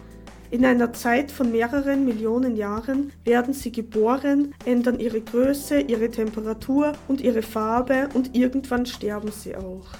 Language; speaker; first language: German; native; German